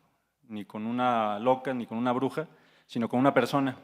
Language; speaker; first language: Spanish; native; Spanish